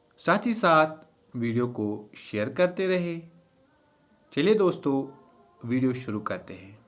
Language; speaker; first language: Urdu; native; Urdu